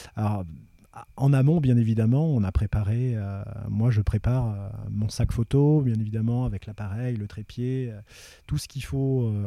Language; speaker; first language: French; native; French